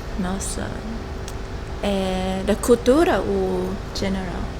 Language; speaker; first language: Portuguese; non-native, learner; Thai